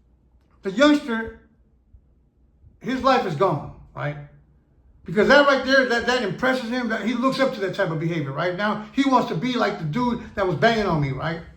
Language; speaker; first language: English; native; English